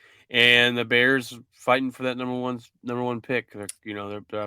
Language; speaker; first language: English; native; English